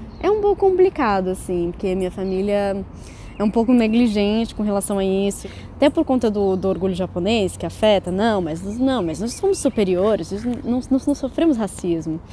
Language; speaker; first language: Portuguese; native; Portuguese